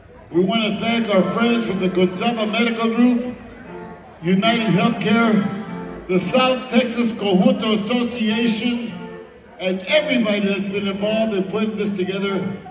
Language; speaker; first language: English; early bilingual, other home language; Spanish